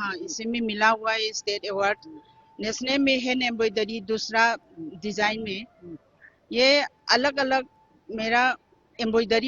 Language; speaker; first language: Hindi; non-native, local second language; Manipuri